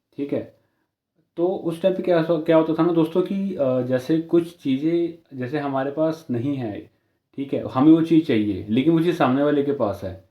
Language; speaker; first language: Hindi; native; Hindi